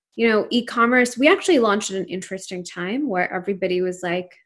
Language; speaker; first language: English; non-native, local second language; Urdu